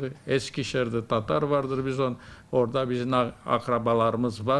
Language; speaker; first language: Turkish; early bilingual, heritage; Crimean Tatar